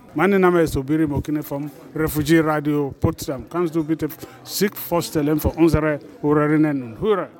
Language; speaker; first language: German; non-native, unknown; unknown